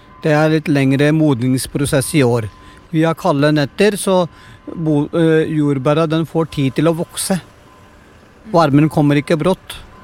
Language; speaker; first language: Norwegian; non-native, fluent; Punjabi